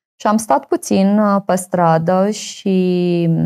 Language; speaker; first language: Romanian; native; Romanian